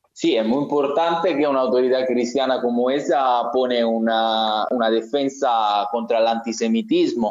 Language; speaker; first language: Spanish; non-native, learner; Italian